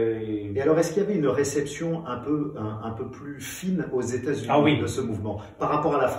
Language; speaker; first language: French; native; French